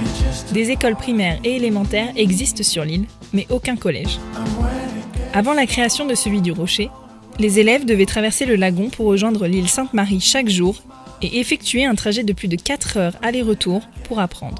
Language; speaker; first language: French; native; French